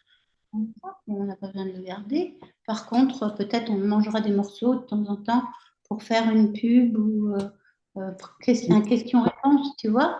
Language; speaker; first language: French; native; French